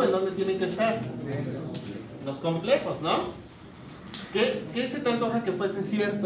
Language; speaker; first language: Spanish; native; Spanish